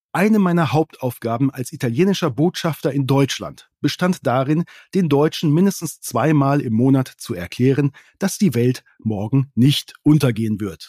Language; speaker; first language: German; native; German